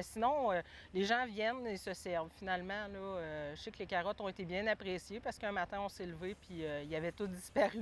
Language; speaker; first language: French; native; French